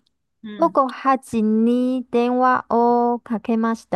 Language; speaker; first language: Japanese; non-native, learner; Chinese